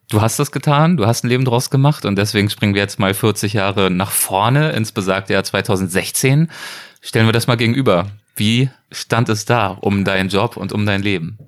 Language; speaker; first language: German; native; German